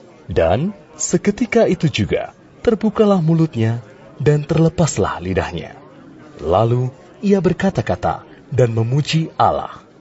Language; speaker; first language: Indonesian; native; Indonesian